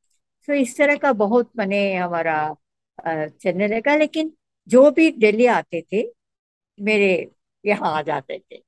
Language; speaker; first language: Hindi; non-native, local second language; Tamil